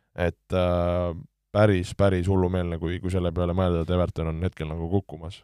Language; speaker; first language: Estonian; native; Estonian